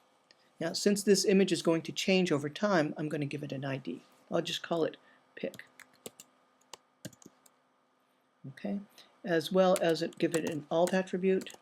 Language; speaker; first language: English; native; English